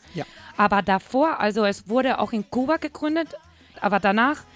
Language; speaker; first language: German; non-native, fluent; Spanish